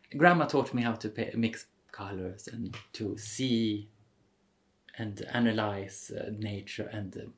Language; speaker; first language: English; non-native, fluent; Swedish